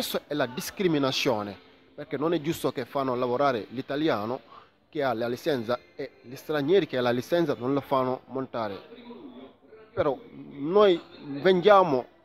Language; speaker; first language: Italian; non-native, fluent; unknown